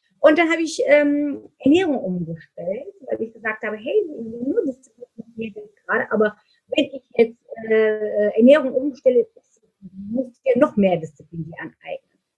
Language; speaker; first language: German; non-native, fluent; Turkish